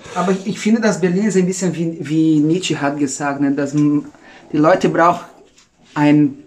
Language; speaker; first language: German; non-native, fluent; Portuguese